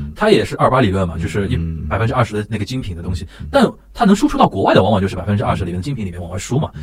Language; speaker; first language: Chinese; native; Chinese